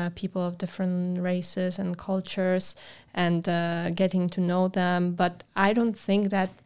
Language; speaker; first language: English; non-native, fluent; Polish